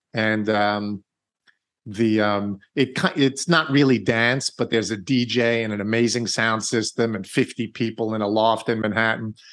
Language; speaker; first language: English; native; English